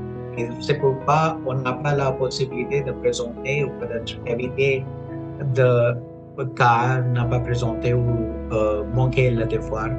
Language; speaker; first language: French; non-native, fluent; Punjabi